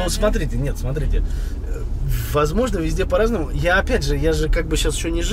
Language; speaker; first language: Russian; native; Russian